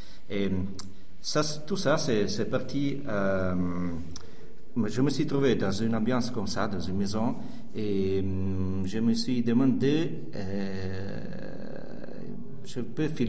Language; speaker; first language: French; non-native, local second language; Italian